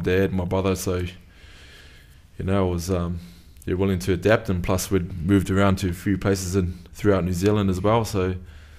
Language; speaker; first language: English; native; English